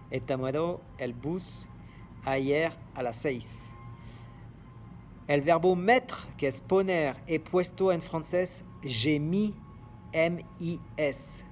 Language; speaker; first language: Spanish; non-native, fluent; French